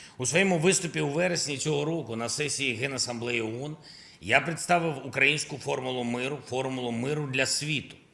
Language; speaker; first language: Ukrainian; non-native, local second language; Russian